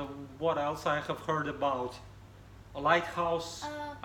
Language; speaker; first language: English; non-native, fluent; Russian